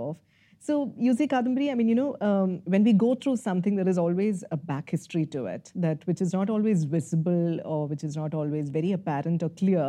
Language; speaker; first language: English; non-native, local second language; Malayalam